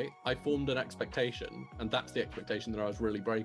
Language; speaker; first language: English; native; English